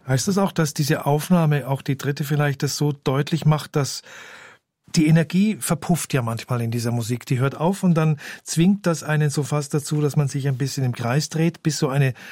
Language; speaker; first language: German; native; German